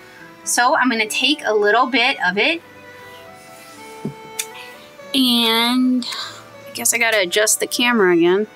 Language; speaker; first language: English; native; English